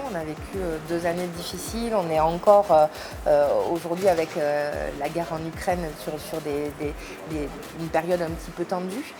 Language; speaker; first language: French; native; French